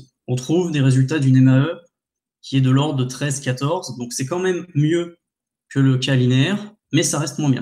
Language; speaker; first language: French; native; French